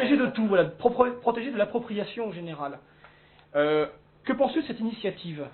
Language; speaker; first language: French; native; French